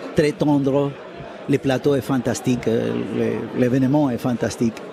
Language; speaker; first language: French; non-native, fluent; Spanish